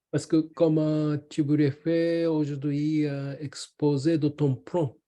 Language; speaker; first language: French; non-native, learner; Japanese